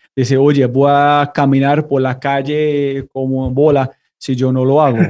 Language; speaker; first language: Spanish; non-native, fluent; English